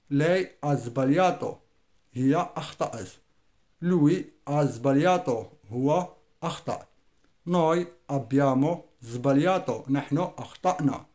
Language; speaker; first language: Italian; non-native, fluent; Arabic